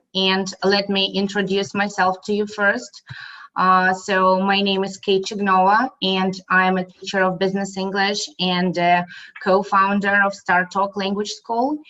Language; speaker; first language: English; non-native, fluent; Russian